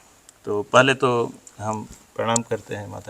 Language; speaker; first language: Hindi; native; Hindi